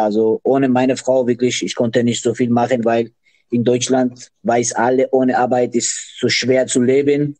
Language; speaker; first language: German; non-native, learner; Georgian